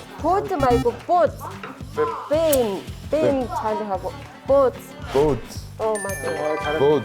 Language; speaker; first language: Korean; non-native, learner; Mongolian